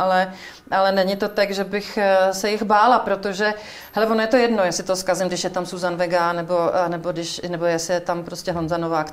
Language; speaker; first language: Czech; native; Czech